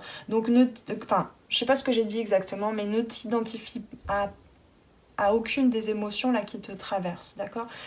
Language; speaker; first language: French; native; French